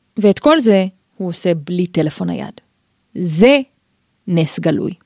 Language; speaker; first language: Hebrew; native; Hebrew